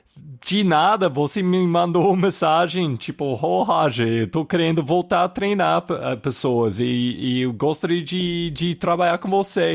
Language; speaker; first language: Portuguese; non-native, fluent; English